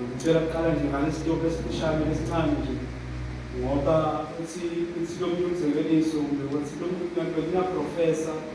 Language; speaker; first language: Zulu; non-native, local second language; Swati